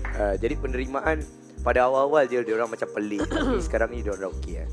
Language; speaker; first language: Malay; native; Malay